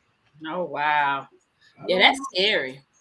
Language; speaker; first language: English; native; English